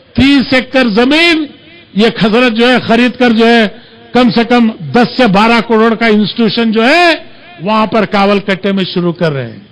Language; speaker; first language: Urdu; native; Urdu